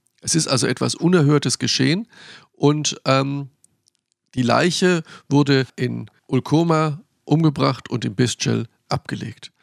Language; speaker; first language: German; native; German